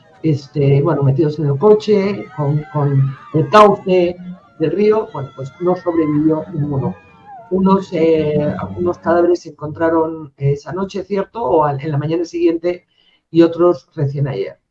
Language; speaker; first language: Spanish; native; Spanish